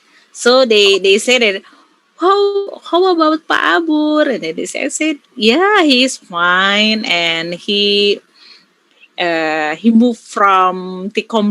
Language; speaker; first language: English; non-native, learner; Indonesian